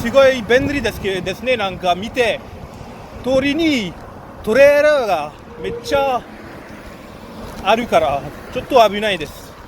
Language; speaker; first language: Japanese; non-native, learner; French